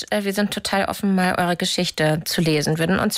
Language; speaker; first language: German; native; German